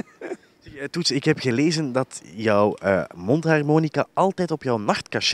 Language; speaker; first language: Dutch; native; Dutch